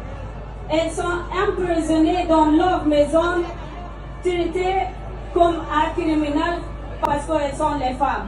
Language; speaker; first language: French; non-native, fluent; Persian